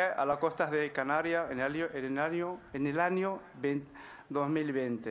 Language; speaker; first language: Spanish; non-native, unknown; Arabic